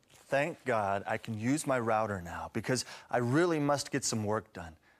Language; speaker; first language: English; native; English